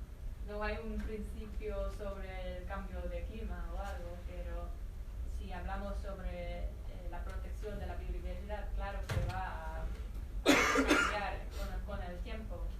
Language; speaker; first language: Spanish; non-native, fluent; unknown